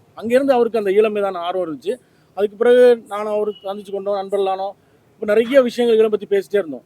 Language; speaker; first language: Tamil; native; Tamil